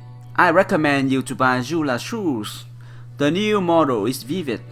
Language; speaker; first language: English; non-native, fluent; Vietnamese